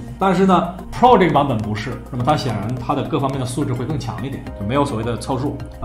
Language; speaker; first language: Chinese; native; Chinese